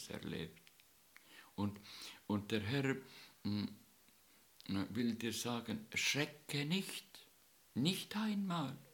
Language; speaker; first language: German; non-native, learner; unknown